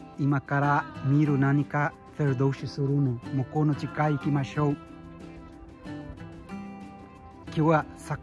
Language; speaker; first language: Japanese; non-native, learner; Portuguese